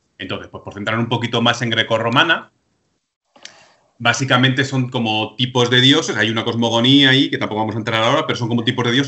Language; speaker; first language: Spanish; native; Spanish